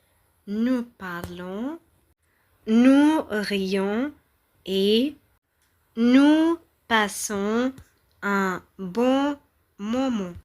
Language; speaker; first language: French; non-native, fluent; Tamil